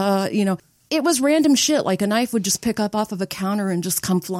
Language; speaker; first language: English; native; English